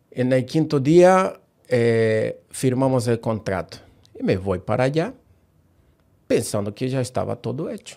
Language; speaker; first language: Spanish; non-native, fluent; Portuguese